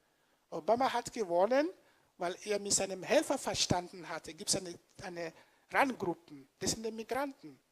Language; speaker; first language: German; non-native, fluent; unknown